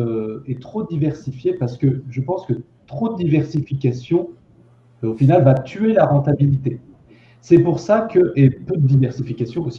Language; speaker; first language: French; native; French